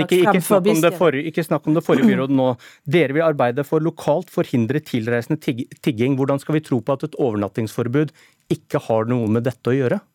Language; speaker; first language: Norwegian; native; Norwegian